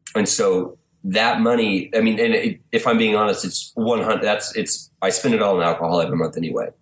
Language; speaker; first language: English; native; English